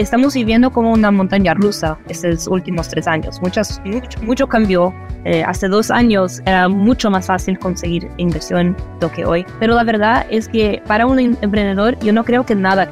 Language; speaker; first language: Spanish; non-native, fluent; Portuguese